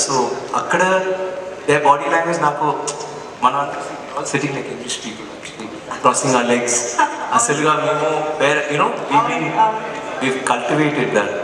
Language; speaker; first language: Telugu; non-native, fluent; Tamil